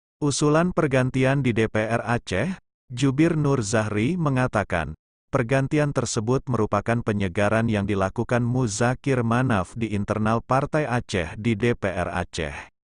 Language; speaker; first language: Indonesian; non-native, local second language; Achinese